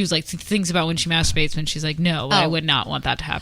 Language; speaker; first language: English; native; English